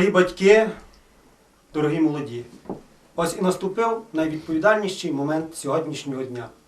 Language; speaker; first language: Ukrainian; native; Ukrainian